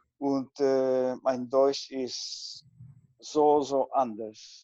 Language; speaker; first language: German; non-native, fluent; Spanish